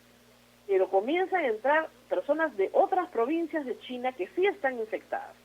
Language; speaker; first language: Spanish; native; Spanish